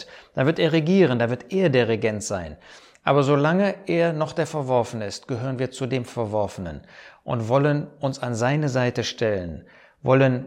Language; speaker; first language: German; native; German